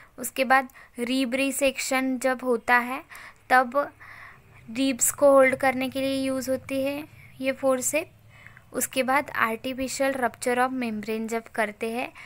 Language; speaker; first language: Hindi; non-native, local second language; Marathi